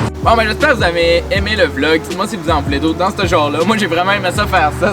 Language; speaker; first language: French; native; French